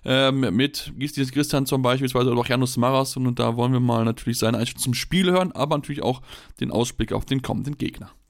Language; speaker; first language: German; native; German